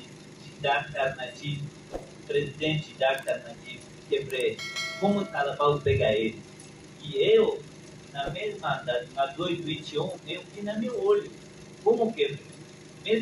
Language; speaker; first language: Portuguese; non-native, learner; Persian